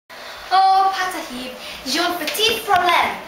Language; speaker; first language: French; non-native, learner; English